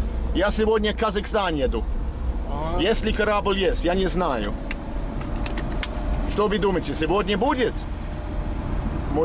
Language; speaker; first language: Russian; non-native, learner; English